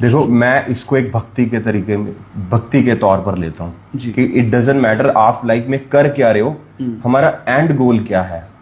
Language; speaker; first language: Hindi; native; Hindi